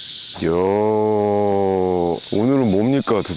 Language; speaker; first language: Korean; native; Korean